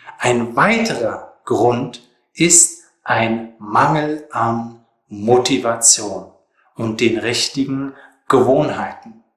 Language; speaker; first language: German; native; German